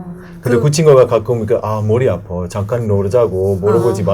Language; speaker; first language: Korean; non-native, learner; Persian